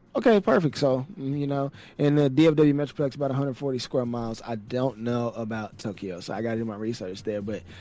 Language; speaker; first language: English; native; English